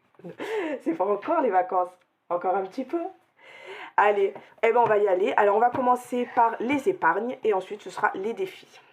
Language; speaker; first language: French; native; French